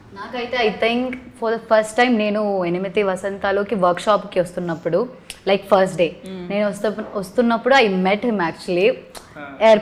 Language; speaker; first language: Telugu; non-native, learner; Malayalam